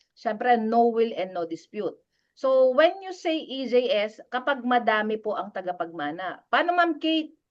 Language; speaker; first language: Filipino; non-native, local second language; Pampanga